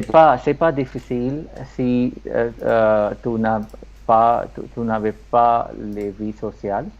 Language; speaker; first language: French; non-native, learner; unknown